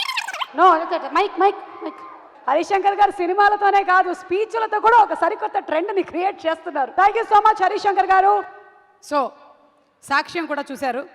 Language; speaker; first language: Telugu; native; Telugu